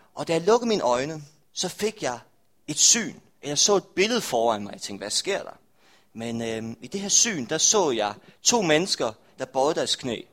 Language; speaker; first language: Danish; native; Danish